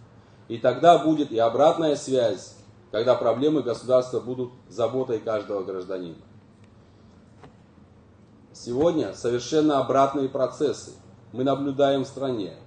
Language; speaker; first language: Russian; native; Russian